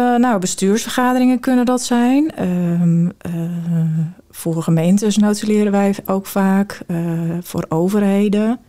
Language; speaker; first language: Dutch; native; Dutch